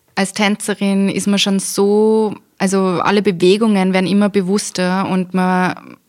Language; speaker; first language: German; native; German